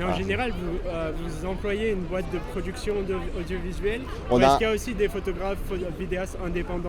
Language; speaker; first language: French; native; French